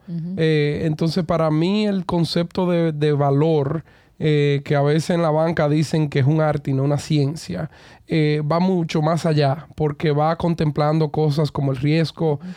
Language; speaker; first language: Spanish; native; Spanish